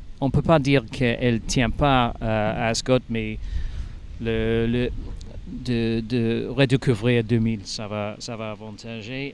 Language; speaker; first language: French; non-native, learner; English